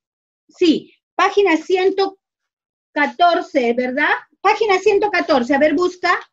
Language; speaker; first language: Spanish; native; Spanish